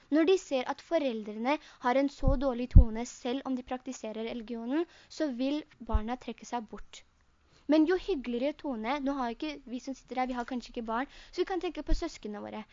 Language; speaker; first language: Norwegian; early bilingual, other home language; Urdu